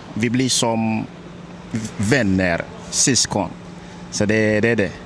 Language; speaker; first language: Swedish; non-native, learner; Igbo